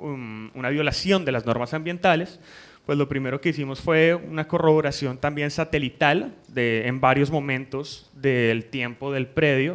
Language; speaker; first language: Spanish; native; Spanish